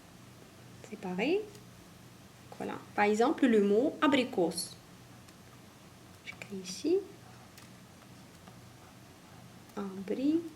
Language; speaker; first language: French; non-native, fluent; Russian